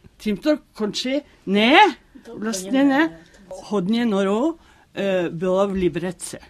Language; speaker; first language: Czech; non-native, fluent; Norwegian